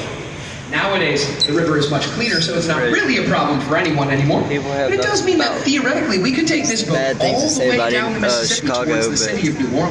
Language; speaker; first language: English; native; English